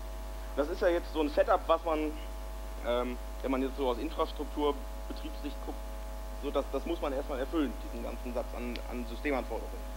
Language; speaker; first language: German; native; German